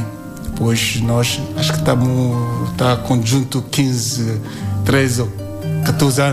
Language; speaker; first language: Portuguese; non-native, learner; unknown